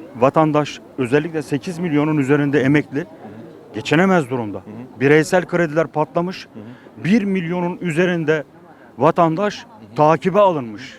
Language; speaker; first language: Turkish; native; Turkish